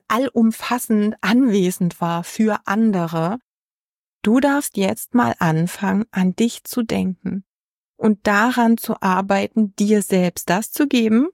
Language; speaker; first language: German; native; German